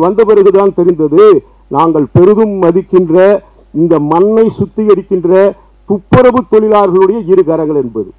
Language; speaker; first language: Tamil; native; Tamil